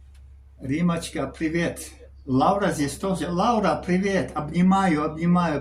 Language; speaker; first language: Russian; non-native, learner; English